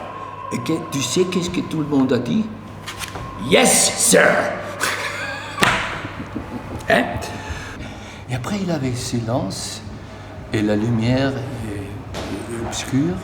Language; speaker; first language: French; non-native, learner; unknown